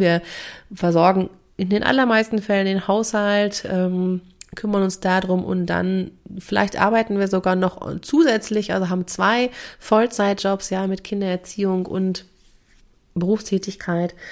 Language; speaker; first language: German; native; German